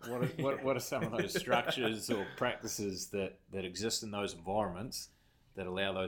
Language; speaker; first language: English; native; English